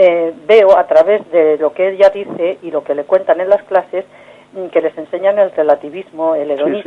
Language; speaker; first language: Spanish; native; Spanish